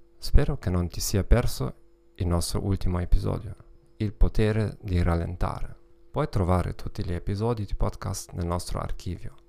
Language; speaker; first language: Italian; non-native, learner; German